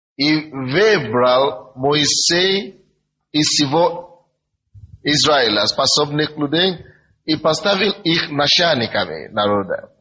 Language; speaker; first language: Russian; non-native, fluent; Yoruba